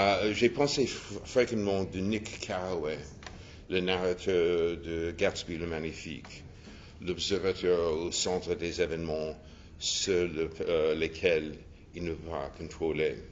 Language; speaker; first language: French; non-native, fluent; English